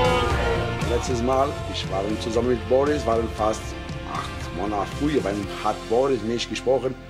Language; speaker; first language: German; non-native, learner; Portuguese